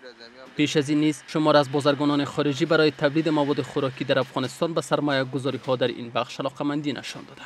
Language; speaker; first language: Persian; native; Persian